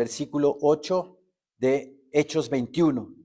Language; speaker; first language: Spanish; native; Spanish